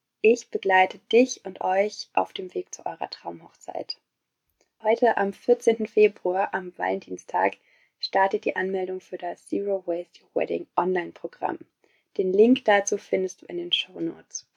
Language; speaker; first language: German; native; German